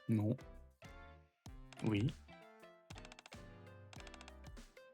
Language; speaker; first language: French; native; French